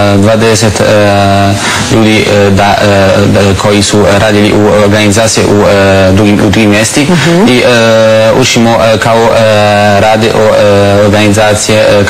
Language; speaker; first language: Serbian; non-native, learner; Italian